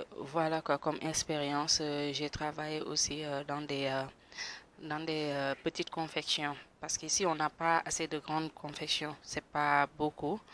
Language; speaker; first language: French; non-native, local second language; Wolof